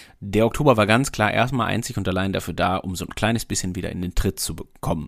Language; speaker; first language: German; native; German